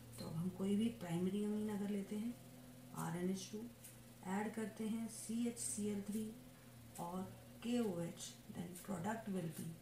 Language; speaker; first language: Hindi; native; Hindi